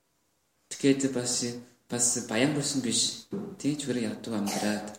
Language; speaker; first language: Mongolian; non-native, learner; Korean